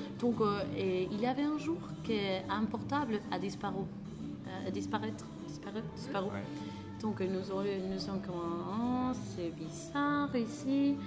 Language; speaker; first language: French; non-native, learner; Spanish